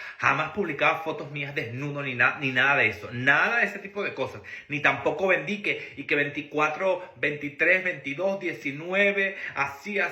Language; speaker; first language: Spanish; native; Spanish